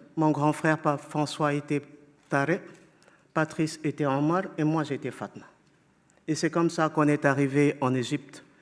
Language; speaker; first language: French; non-native, fluent; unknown